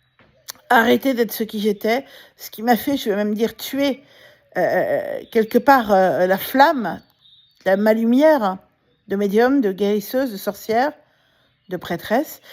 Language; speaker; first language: French; native; French